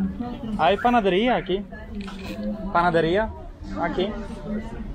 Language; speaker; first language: Spanish; non-native, learner; Swedish